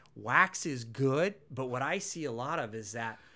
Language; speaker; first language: English; native; English